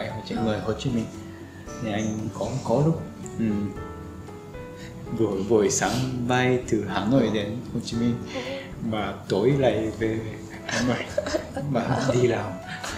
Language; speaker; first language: Vietnamese; native; Vietnamese